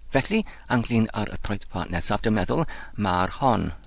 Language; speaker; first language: Welsh; non-native, learner; Polish